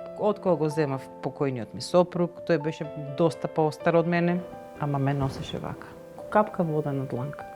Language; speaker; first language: Macedonian; native; Macedonian